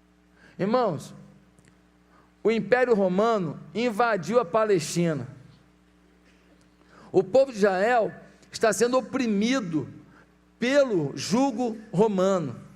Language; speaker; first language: Portuguese; native; Portuguese